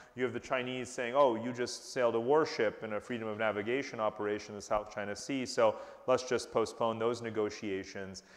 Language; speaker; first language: English; native; English